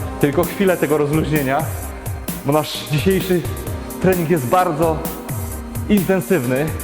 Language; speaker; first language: Polish; native; Polish